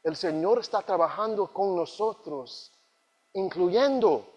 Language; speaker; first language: Spanish; non-native, learner; English